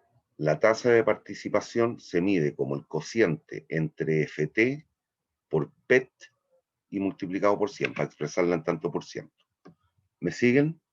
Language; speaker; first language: Spanish; native; Spanish